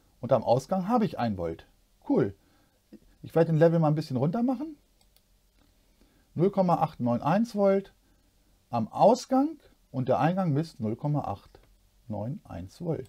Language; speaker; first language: German; native; German